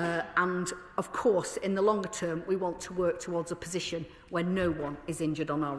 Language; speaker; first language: English; native; English